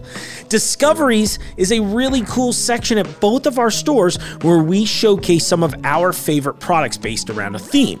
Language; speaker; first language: English; native; English